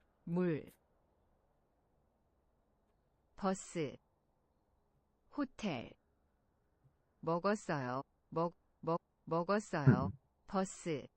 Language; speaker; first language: Korean; non-native, learner; English